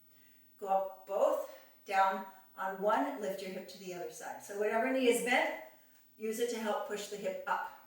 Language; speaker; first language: English; native; English